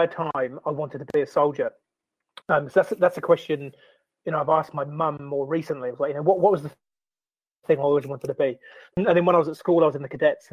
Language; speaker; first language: English; native; English